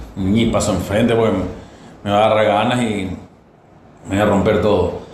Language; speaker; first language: Spanish; native; Spanish